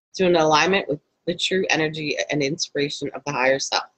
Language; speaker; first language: English; native; English